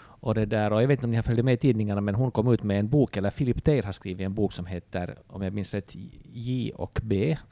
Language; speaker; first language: Swedish; native; Swedish